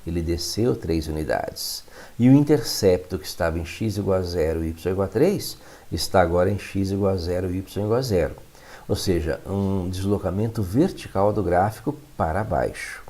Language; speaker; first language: Portuguese; native; Portuguese